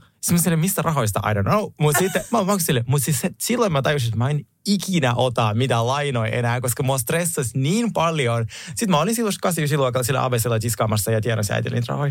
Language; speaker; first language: Finnish; early bilingual, other home language; Russian